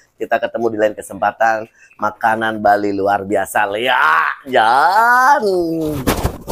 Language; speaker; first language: Indonesian; non-native, local second language; Balinese